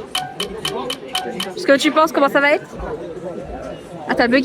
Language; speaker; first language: French; native; French